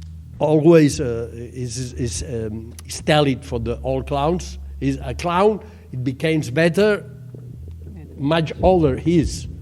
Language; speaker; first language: English; non-native, learner; Catalan